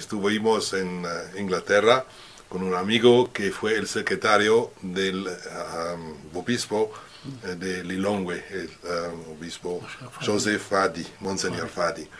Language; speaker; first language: Spanish; non-native, learner; French